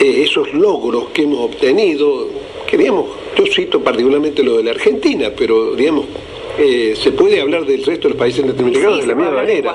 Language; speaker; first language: Spanish; native; Spanish